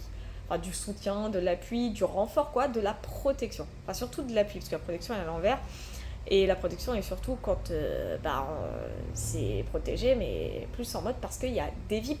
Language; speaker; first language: French; native; French